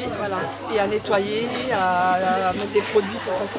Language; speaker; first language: French; native; French